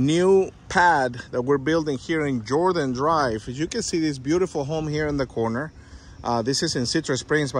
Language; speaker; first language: English; non-native, fluent; Spanish